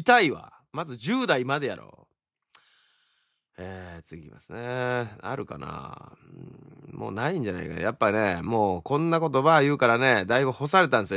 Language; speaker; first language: Japanese; native; Japanese